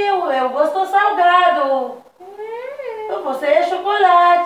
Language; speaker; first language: Portuguese; non-native, learner; Haitian Creole